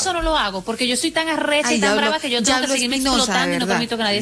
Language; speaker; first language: Spanish; native; Spanish